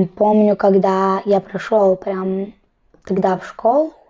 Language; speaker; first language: Russian; early bilingual, heritage; Russian